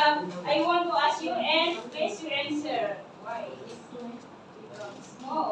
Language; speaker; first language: English; non-native, learner; Indonesian